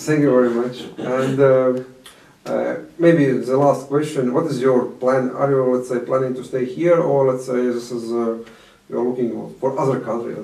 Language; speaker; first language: English; non-native, fluent; Latvian